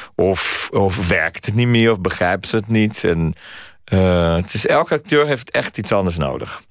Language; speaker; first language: Dutch; non-native, fluent; Portuguese